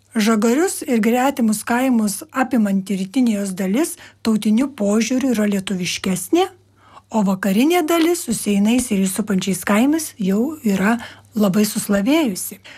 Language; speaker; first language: Lithuanian; native; Lithuanian